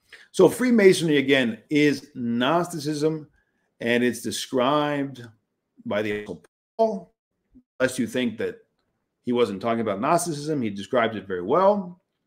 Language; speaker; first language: English; native; English